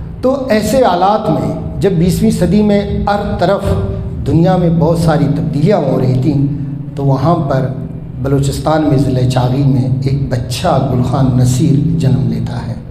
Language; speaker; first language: Urdu; non-native, local second language; Baluchi